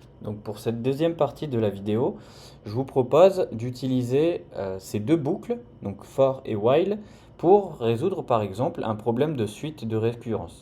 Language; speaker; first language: French; native; French